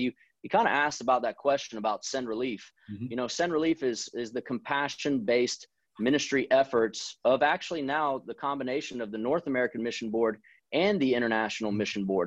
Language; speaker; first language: English; native; English